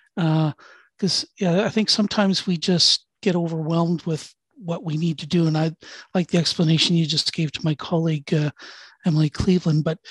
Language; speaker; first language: English; native; English